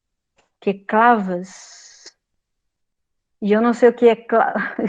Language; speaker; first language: Spanish; non-native, learner; Portuguese